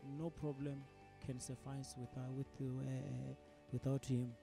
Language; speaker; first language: English; non-native, local second language; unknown